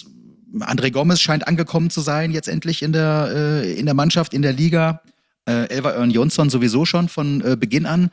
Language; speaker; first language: German; native; German